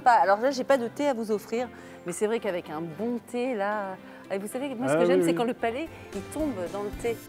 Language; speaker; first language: French; native; French